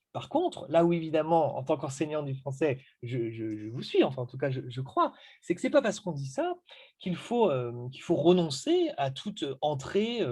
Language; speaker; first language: French; native; French